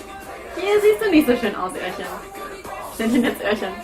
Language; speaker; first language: German; native; German